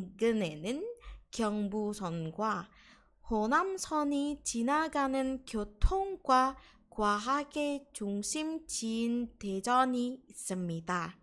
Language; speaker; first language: Korean; non-native, fluent; Indonesian